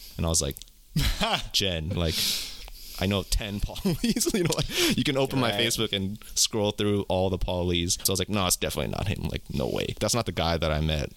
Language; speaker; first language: English; native; English